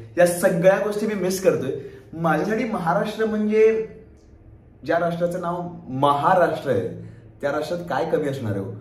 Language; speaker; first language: Marathi; native; Marathi